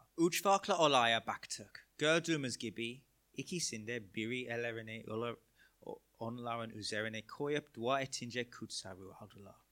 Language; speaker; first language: Turkish; non-native, fluent; English